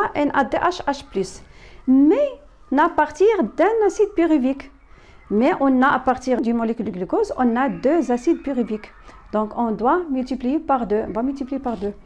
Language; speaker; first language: French; non-native, local second language; Arabic